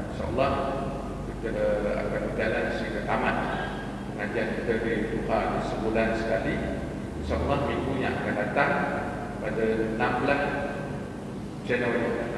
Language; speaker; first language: Malay; native; Malay